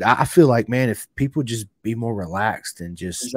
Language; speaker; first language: English; native; English